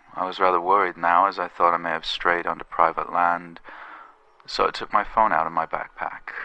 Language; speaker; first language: English; native; English